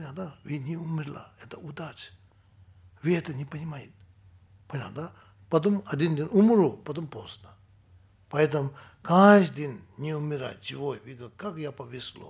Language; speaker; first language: Russian; non-native, learner; Tibetan